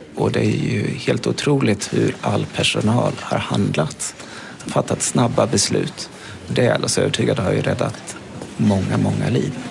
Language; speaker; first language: Swedish; native; Swedish